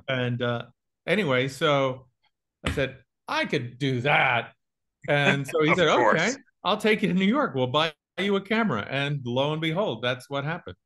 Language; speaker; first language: English; native; English